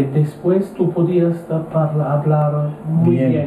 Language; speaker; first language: Spanish; non-native, learner; Italian